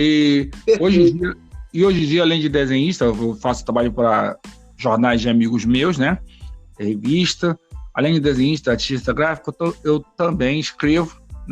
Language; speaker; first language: Portuguese; native; Portuguese